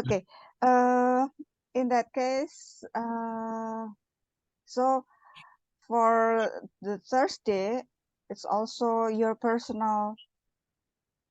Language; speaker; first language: English; non-native, learner; Indonesian